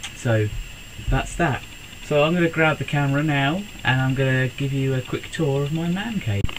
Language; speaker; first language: English; native; English